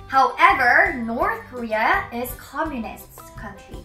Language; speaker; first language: English; non-native, fluent; Korean